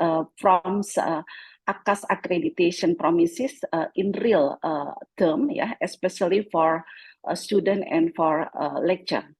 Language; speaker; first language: English; non-native, fluent; Indonesian